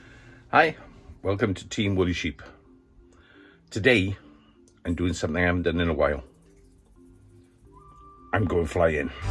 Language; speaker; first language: English; native; English